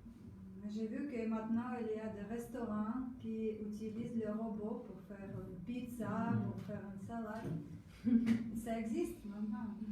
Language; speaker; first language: French; non-native, learner; Russian